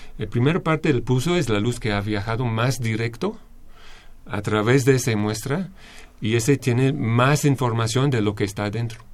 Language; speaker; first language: Spanish; non-native, fluent; English